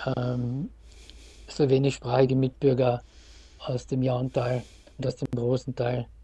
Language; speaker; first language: German; native; German